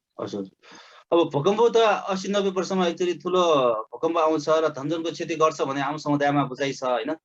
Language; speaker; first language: Nepali; native; Nepali